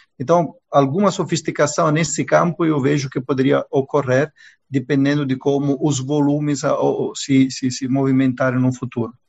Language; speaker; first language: Portuguese; non-native, fluent; Italian